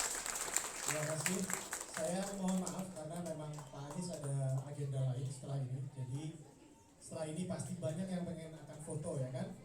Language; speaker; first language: Indonesian; native; Indonesian